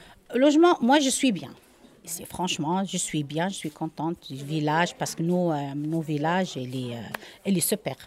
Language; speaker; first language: French; non-native, learner; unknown